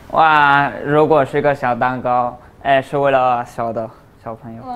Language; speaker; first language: Chinese; early bilingual, other home language; Spanish